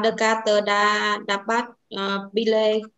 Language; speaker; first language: Indonesian; non-native, learner; Vietnamese